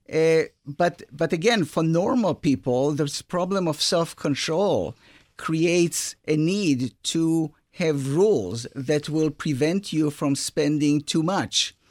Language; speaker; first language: English; non-native, fluent; Hebrew